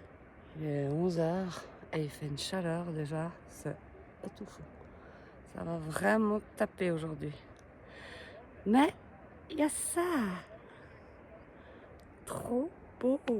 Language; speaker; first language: French; native; French